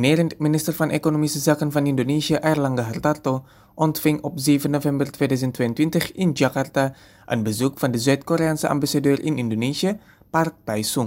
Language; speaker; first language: Dutch; non-native, fluent; Indonesian